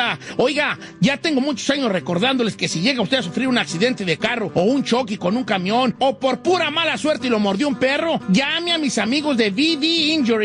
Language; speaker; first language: Spanish; native; Spanish